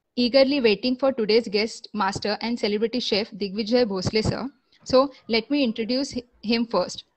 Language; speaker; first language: English; non-native, local second language; Marathi